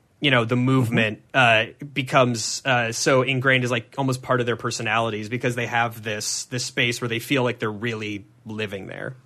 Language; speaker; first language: English; native; English